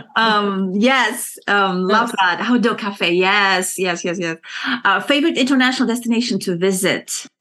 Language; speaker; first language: English; non-native, fluent; Kazakh